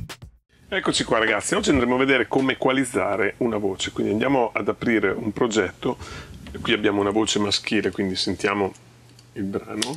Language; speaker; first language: Italian; native; Italian